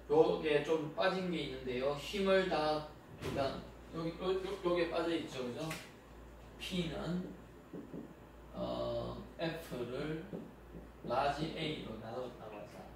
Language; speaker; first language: Korean; native; Korean